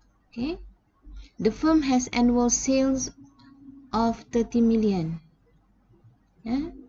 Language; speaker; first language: English; non-native, local second language; Malay